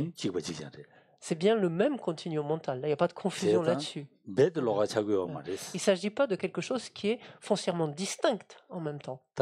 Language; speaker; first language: French; native; French